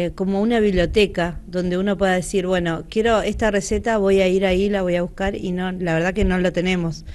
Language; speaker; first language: Spanish; native; Spanish